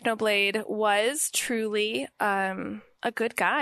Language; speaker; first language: English; native; English